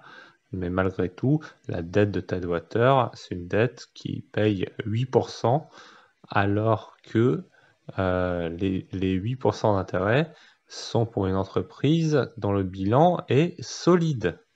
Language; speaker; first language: French; native; French